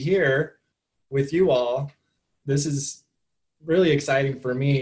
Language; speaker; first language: English; native; English